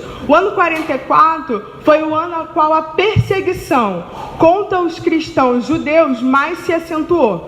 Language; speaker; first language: Portuguese; native; Portuguese